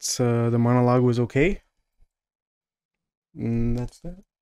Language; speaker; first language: English; native; English